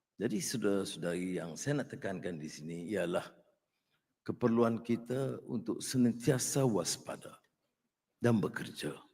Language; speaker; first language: Malay; native; Malay